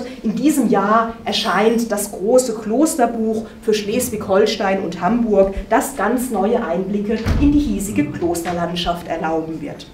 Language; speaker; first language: German; native; German